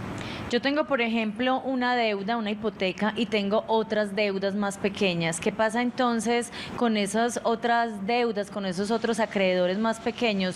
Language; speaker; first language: Spanish; native; Spanish